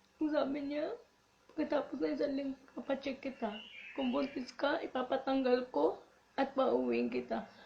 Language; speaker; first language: Filipino; native; Filipino